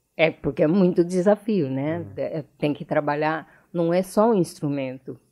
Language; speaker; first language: Portuguese; non-native, fluent; Japanese